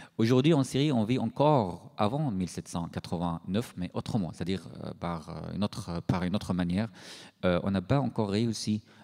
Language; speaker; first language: French; non-native, fluent; Arabic